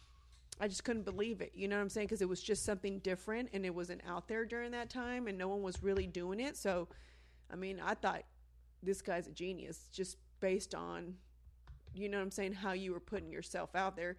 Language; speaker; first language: English; early bilingual, other home language; Spanish